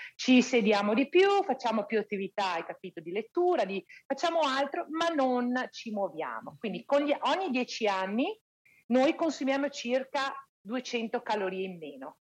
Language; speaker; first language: Italian; native; Italian